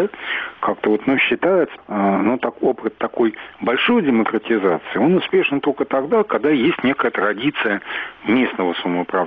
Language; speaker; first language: Russian; native; Russian